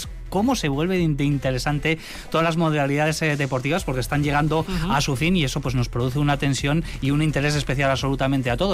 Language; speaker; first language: Spanish; native; Spanish